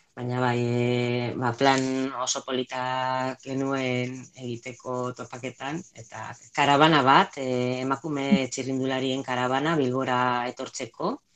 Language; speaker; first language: Basque; non-native, local second language; Spanish